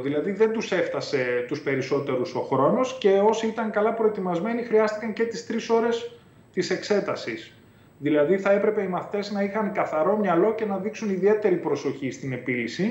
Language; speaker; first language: Greek; native; Greek